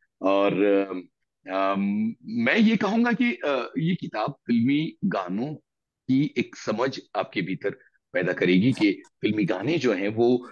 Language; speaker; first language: Hindi; native; Hindi